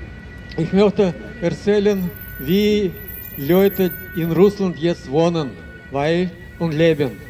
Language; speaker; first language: German; non-native, fluent; Russian